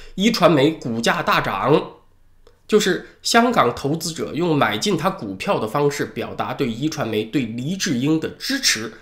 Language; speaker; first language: Chinese; native; Chinese